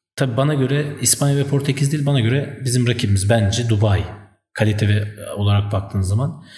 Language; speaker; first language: Turkish; native; Turkish